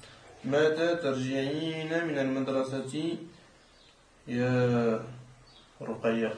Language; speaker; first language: Arabic; non-native, learner; French